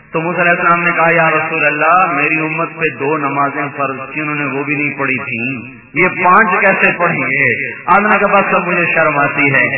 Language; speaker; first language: Urdu; non-native, local second language; Punjabi